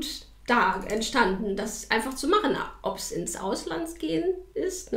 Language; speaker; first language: German; native; German